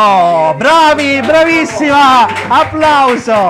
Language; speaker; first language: Italian; native; Italian